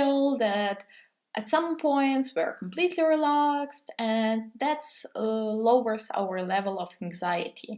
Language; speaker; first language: English; non-native, fluent; Russian